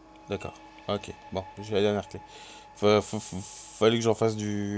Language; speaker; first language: French; native; French